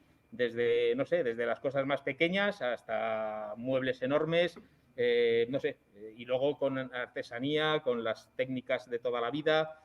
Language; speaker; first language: Spanish; native; Spanish